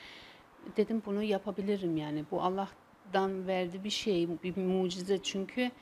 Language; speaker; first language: Turkish; non-native, fluent; German